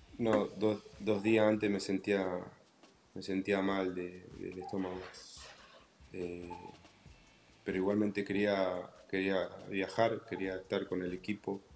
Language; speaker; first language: Spanish; native; Spanish